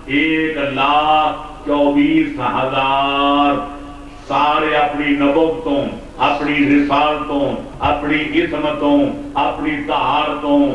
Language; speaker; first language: Urdu; non-native, local second language; Punjabi